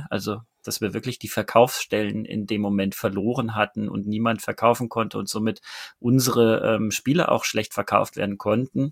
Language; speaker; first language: German; native; German